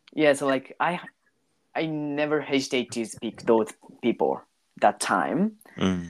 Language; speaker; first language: English; non-native, learner; Japanese